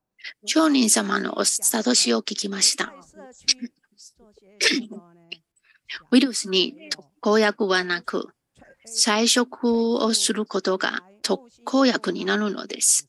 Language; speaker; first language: Japanese; non-native, fluent; Chinese